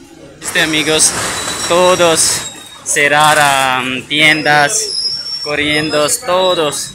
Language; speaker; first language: Spanish; non-native, learner; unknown